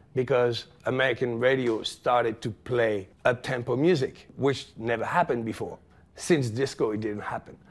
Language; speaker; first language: English; non-native, fluent; French